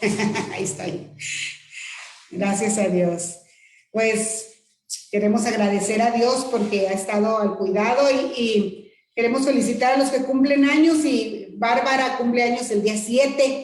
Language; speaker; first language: Spanish; native; Spanish